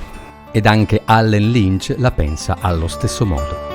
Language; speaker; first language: Italian; native; Italian